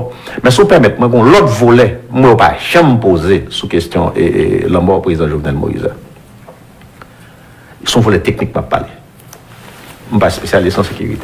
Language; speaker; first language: French; non-native, local second language; Haitian Creole